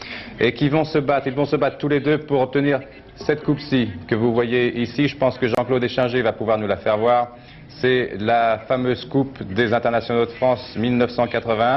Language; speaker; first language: French; native; French